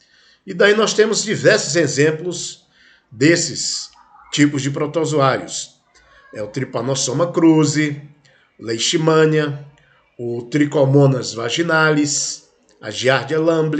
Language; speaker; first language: Portuguese; native; Portuguese